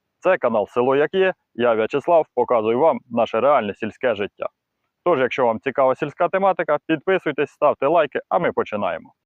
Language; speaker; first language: Ukrainian; non-native, local second language; Russian